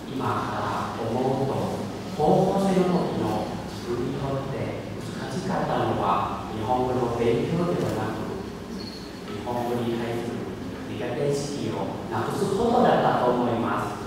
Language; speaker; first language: Japanese; non-native, fluent; Thai